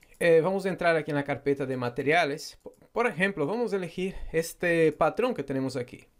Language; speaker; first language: Spanish; non-native, fluent; Portuguese